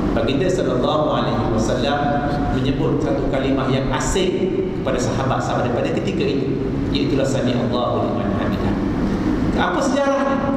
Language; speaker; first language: Malay; non-native, local second language; Chinese